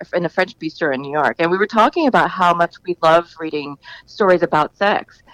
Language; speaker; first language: English; native; English